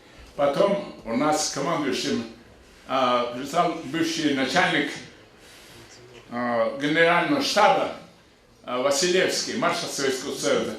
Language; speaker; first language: Russian; non-native, local second language; Avaric